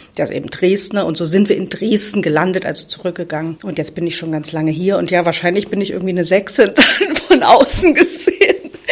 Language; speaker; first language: German; native; German